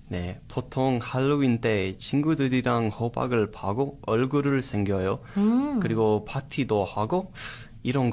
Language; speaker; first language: Korean; non-native, learner; English